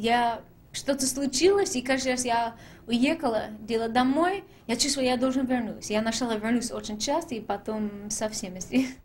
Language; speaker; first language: Russian; non-native, learner; English